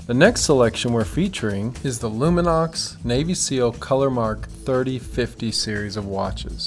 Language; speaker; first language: English; native; English